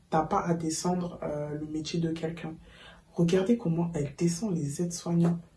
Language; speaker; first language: French; native; French